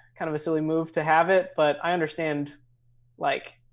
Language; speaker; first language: English; native; English